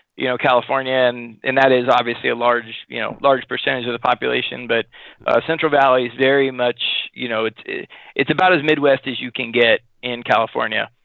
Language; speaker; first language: English; native; English